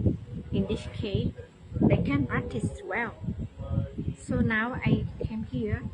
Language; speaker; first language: English; non-native, learner; Vietnamese